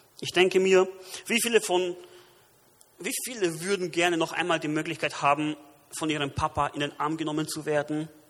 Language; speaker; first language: German; early bilingual, other home language; Romanian